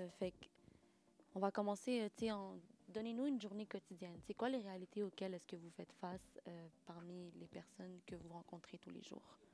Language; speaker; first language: French; native; French